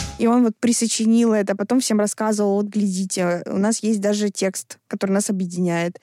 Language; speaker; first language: Russian; native; Russian